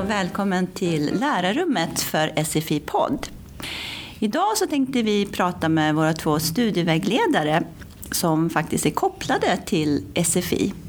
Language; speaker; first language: Swedish; native; Swedish